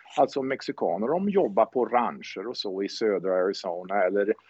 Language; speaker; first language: Swedish; native; Swedish